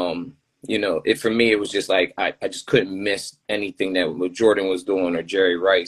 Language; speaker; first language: English; native; English